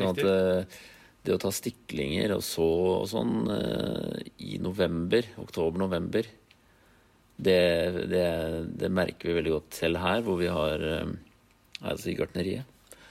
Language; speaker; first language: Norwegian; native; Norwegian